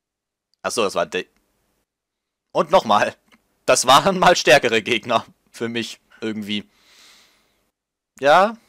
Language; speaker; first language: German; native; German